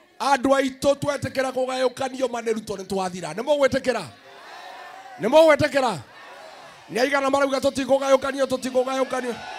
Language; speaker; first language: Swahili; non-native, local second language; Kikuyu